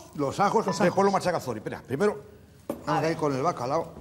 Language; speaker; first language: Spanish; native; Spanish